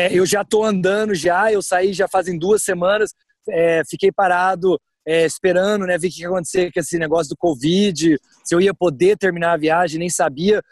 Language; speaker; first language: Portuguese; early bilingual, heritage; Portuguese